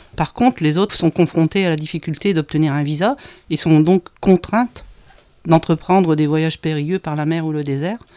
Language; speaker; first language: French; native; French